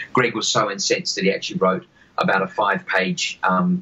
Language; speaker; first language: English; native; English